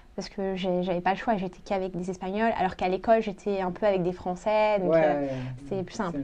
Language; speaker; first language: French; early bilingual, other home language; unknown